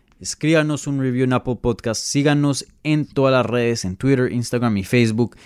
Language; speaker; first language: Spanish; native; Spanish